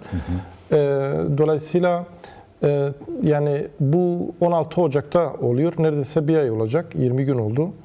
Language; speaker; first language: Turkish; non-native, local second language; Kurdish